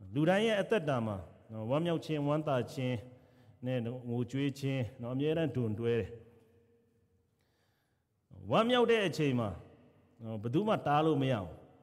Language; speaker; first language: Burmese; non-native, local second language; Kachin